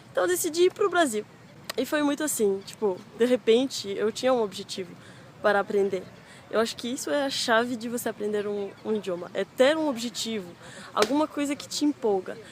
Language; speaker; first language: Portuguese; non-native, fluent; French